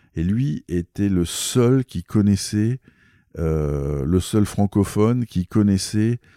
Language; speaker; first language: French; native; French